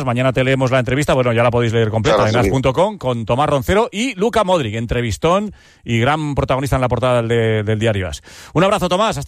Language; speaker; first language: Spanish; native; Spanish